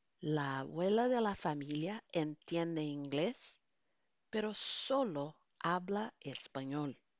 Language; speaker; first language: Spanish; non-native, fluent; Norwegian